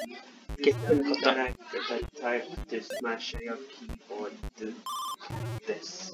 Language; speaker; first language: Japanese; non-native, learner; English